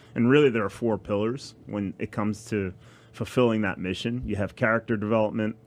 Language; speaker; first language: English; native; English